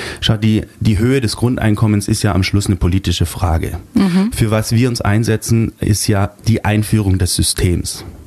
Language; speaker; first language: German; native; German